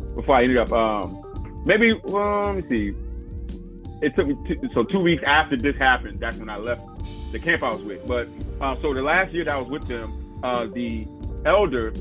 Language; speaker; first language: English; native; English